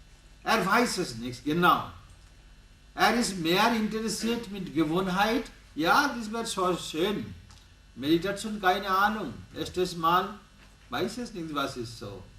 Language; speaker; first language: German; non-native, learner; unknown